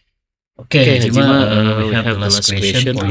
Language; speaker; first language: English; non-native, learner; Indonesian